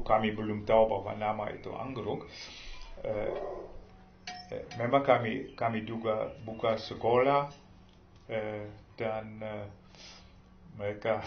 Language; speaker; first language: Indonesian; non-native, fluent; German